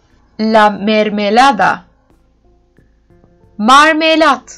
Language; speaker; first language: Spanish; non-native, learner; Turkish